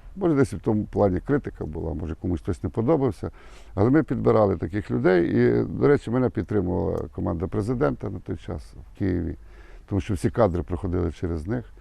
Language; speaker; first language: Ukrainian; native; Ukrainian